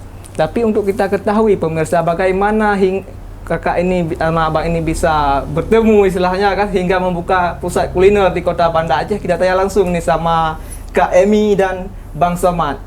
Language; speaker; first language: Indonesian; native; Indonesian